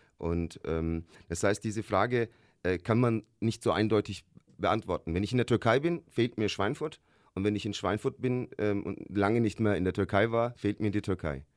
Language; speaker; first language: German; early bilingual, other home language; Turkish